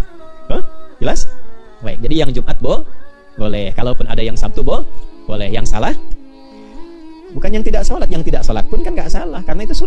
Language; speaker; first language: Indonesian; native; Indonesian